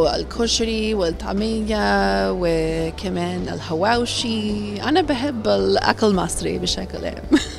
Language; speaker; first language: Egyptian Arabic; non-native, fluent; English